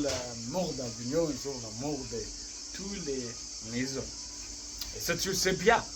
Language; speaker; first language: French; non-native, learner; Arabic